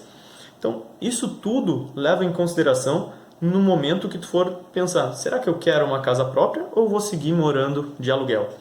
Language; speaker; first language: Portuguese; native; Portuguese